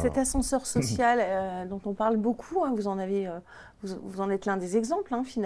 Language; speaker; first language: French; native; French